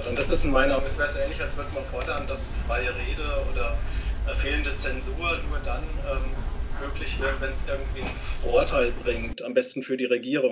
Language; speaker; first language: German; native; German